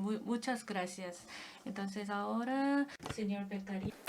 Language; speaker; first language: Spanish; non-native, fluent; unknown